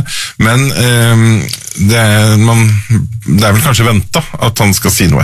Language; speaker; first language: Norwegian; native; Norwegian